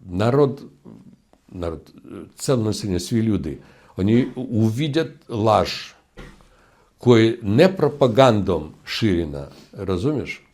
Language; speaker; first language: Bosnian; non-native, fluent; Russian